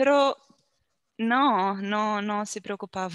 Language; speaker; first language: Italian; non-native, learner; Portuguese